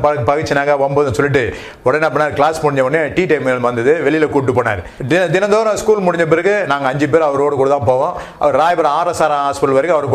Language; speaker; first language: Tamil; native; Tamil